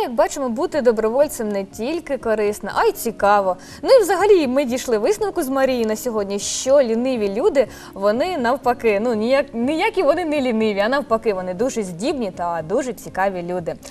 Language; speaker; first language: Ukrainian; native; Ukrainian